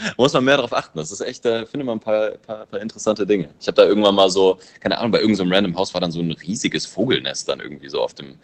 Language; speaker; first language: German; early bilingual, other home language; English